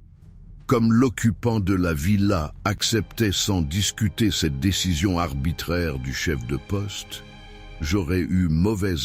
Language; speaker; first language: French; native; French